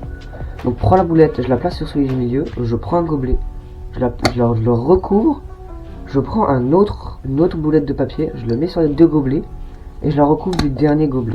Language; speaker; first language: French; native; French